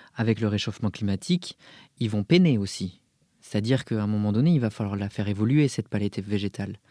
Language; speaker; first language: French; native; French